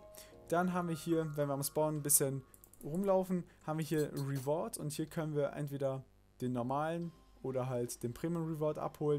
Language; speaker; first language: German; native; German